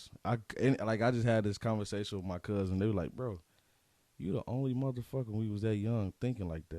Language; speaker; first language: English; native; English